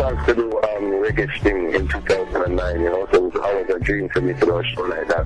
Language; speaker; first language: English; native; English